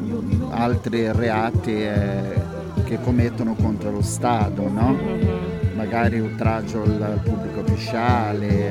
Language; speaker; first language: Italian; non-native, fluent; Portuguese